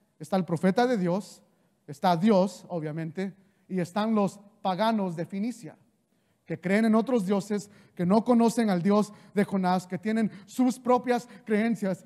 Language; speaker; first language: Spanish; early bilingual, heritage; Spanish